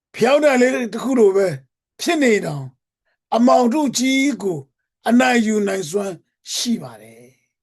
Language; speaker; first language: Burmese; non-native, local second language; Hakha Chin